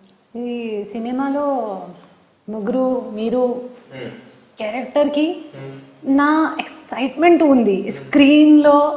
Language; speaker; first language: Telugu; non-native, learner; Hindi